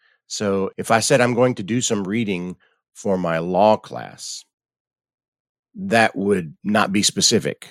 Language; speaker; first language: English; native; English